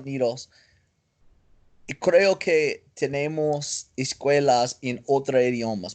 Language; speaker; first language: Spanish; non-native, learner; English